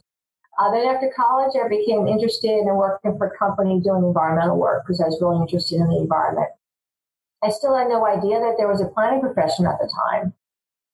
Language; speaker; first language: English; native; English